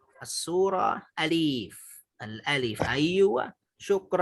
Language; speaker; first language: Arabic; non-native, fluent; Indonesian